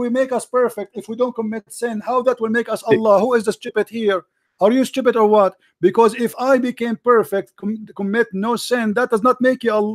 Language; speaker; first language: English; non-native, fluent; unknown